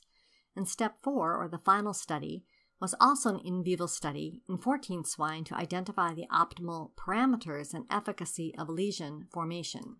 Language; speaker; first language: English; native; English